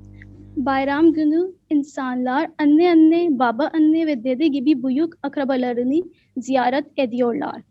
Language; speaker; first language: Turkish; non-native, learner; Urdu